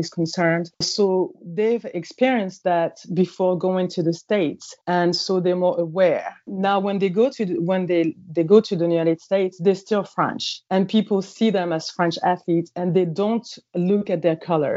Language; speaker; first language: English; non-native, fluent; French